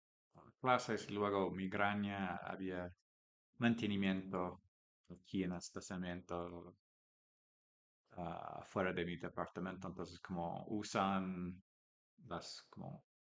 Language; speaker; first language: Spanish; non-native, learner; English